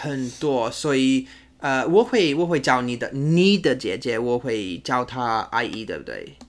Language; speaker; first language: Chinese; non-native, learner; English